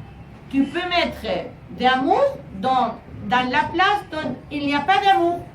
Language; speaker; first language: French; non-native, learner; Spanish